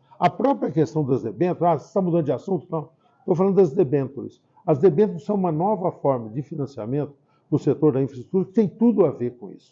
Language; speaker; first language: Portuguese; native; Portuguese